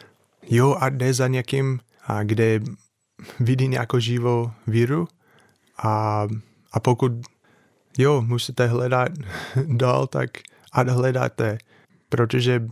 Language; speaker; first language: Czech; non-native, fluent; English